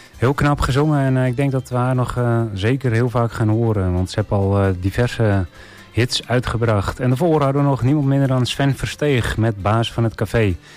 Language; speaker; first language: Dutch; native; Dutch